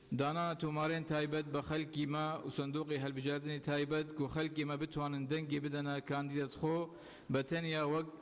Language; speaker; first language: Central Kurdish; non-native, local second language; Assyrian Neo-Aramaic